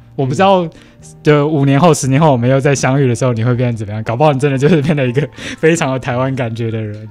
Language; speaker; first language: Chinese; native; Chinese